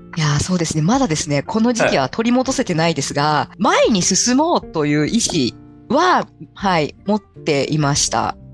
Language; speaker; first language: Japanese; native; Japanese